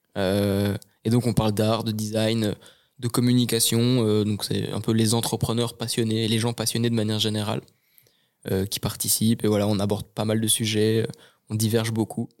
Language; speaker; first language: French; native; French